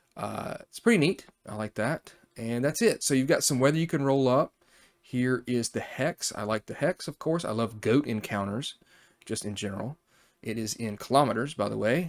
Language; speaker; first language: English; native; English